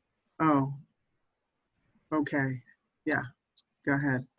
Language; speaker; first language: English; native; English